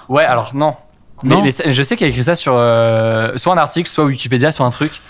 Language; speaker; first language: French; native; French